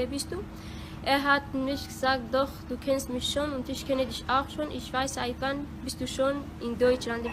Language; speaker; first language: German; non-native, learner; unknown